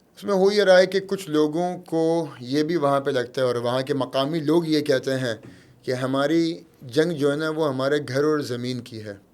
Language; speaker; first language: Urdu; early bilingual, heritage; Arabic